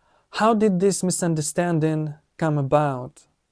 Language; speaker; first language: English; non-native, fluent; Ukrainian